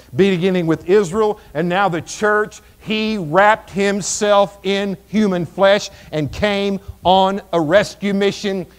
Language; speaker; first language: English; native; English